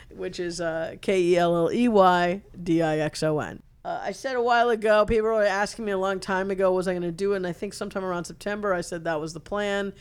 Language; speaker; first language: English; native; English